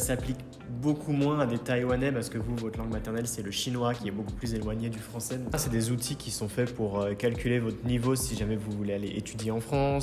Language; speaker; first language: French; native; French